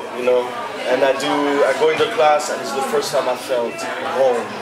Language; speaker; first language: English; non-native, fluent; French